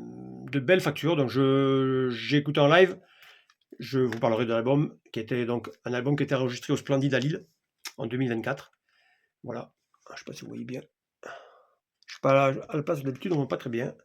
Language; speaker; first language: French; native; French